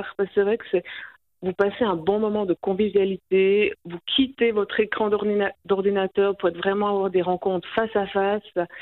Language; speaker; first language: French; native; French